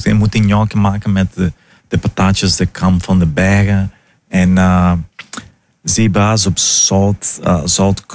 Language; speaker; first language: Dutch; non-native, learner; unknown